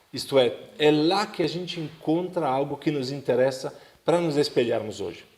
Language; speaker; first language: Portuguese; non-native, fluent; Italian